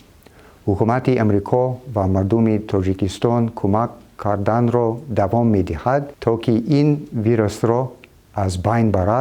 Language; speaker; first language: Tajik; non-native, fluent; English